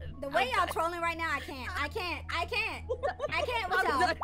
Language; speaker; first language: English; native; English